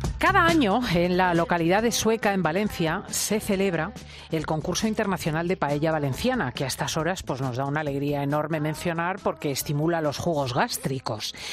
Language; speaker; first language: Spanish; native; Spanish